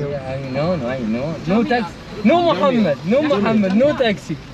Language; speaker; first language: English; non-native, learner; Arabic